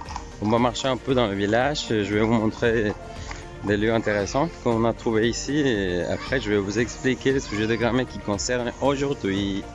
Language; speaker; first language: French; non-native, fluent; Spanish